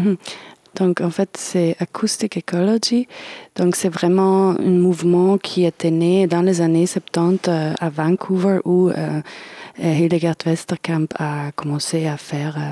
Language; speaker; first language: French; non-native, fluent; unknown